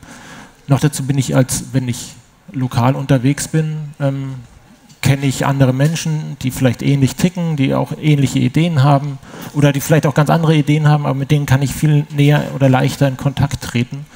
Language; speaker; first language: German; native; German